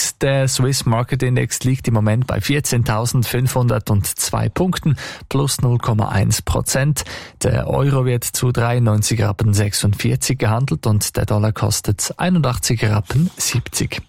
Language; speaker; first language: German; native; German